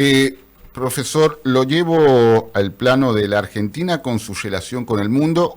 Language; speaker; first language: Spanish; native; Spanish